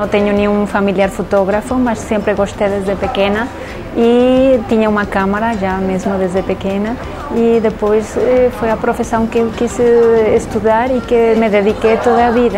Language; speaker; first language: Portuguese; non-native, fluent; Spanish